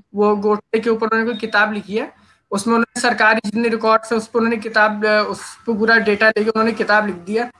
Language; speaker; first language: Hindi; native; Hindi